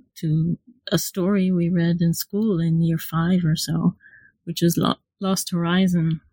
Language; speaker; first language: English; non-native, fluent; Hebrew